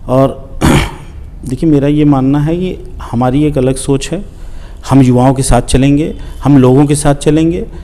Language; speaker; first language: Hindi; native; Hindi